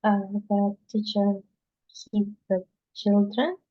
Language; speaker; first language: English; non-native, learner; Russian